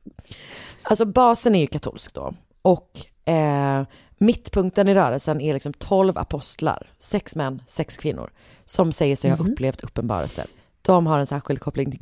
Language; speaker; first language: Swedish; native; Swedish